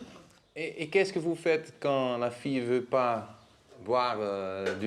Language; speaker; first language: French; non-native, fluent; Dutch